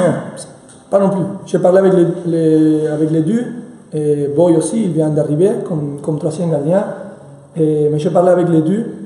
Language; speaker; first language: French; non-native, fluent; Spanish